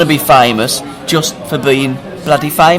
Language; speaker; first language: English; native; English